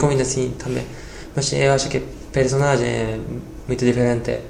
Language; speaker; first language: Portuguese; non-native, learner; Japanese